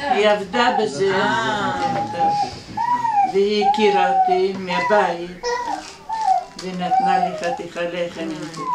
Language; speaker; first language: Hebrew; non-native, fluent; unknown